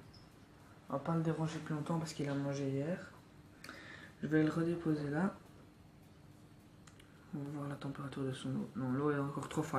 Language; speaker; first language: French; native; French